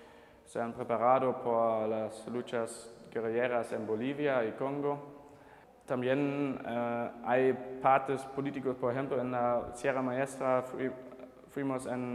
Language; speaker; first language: Spanish; non-native, fluent; German